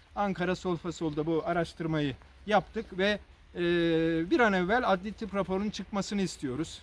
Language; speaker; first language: Turkish; native; Turkish